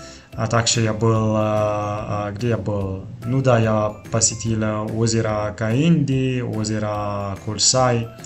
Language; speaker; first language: Russian; non-native, fluent; Italian